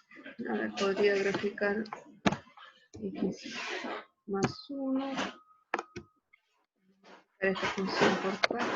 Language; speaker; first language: Spanish; native; Spanish